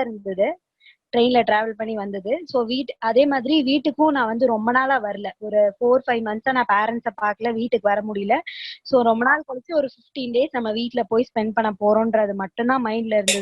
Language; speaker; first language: Tamil; native; Tamil